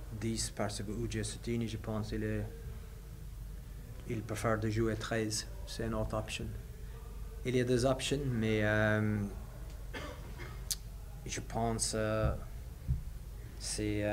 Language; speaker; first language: French; non-native, learner; English